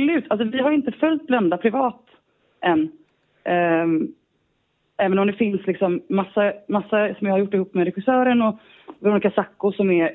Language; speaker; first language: Swedish; native; Swedish